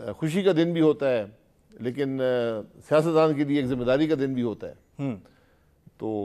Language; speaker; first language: Urdu; non-native, local second language; Punjabi